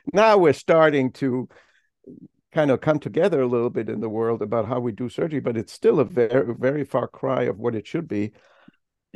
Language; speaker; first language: English; non-native, fluent; German